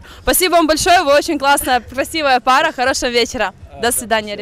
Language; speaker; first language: Russian; native; Russian